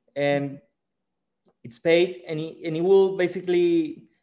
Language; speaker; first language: English; non-native, fluent; Spanish